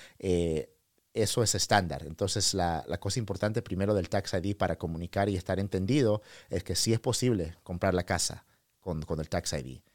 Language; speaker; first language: Spanish; early bilingual, heritage; Spanish